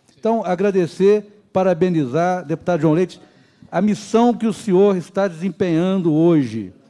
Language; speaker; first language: Portuguese; native; Portuguese